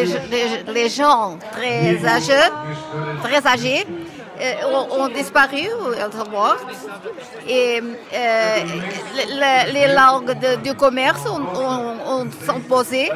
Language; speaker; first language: French; non-native, learner; Portuguese